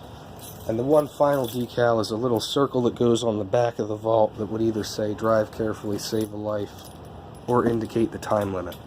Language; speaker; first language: English; native; English